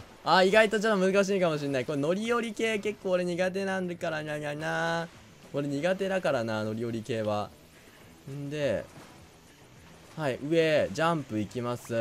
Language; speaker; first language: Japanese; native; Japanese